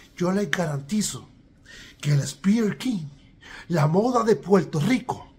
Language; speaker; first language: Spanish; native; Spanish